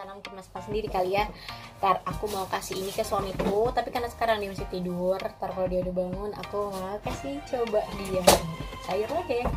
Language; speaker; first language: Indonesian; native; Indonesian